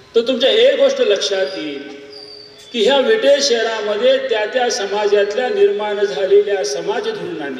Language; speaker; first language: Marathi; native; Marathi